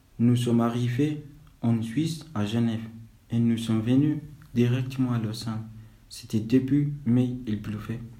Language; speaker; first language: French; non-native, fluent; Somali